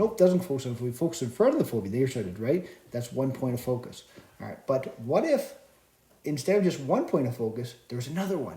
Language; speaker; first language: English; native; English